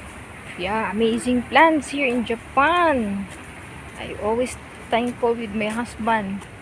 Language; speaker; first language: English; non-native, local second language; Cebuano